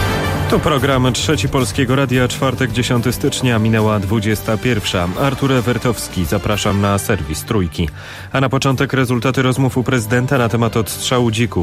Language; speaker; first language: Polish; native; Polish